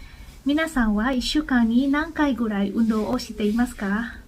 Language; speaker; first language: Japanese; non-native, fluent; Indonesian